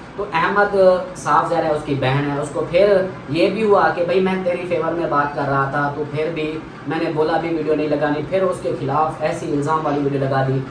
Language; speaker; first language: Urdu; non-native, local second language; Saraiki